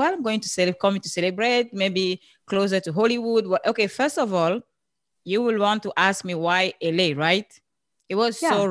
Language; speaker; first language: English; non-native, local second language; French